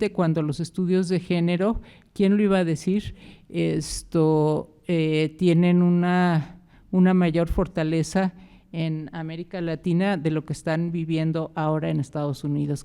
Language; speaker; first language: Spanish; native; Spanish